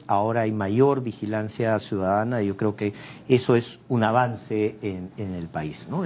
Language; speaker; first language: Spanish; native; Spanish